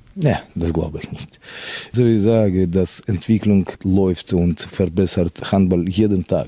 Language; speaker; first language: German; non-native, fluent; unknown